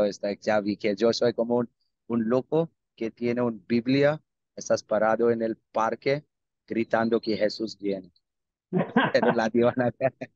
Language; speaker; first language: Spanish; non-native, learner; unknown